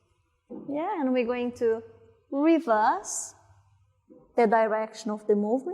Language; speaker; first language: English; non-native, fluent; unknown